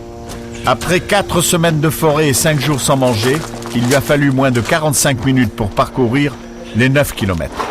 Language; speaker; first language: French; native; French